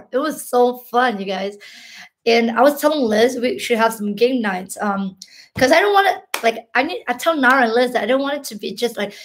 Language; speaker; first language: English; early bilingual, other home language; Hmong